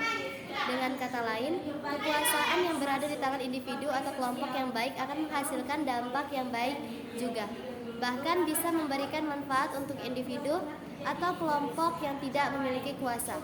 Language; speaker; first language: Indonesian; native; Indonesian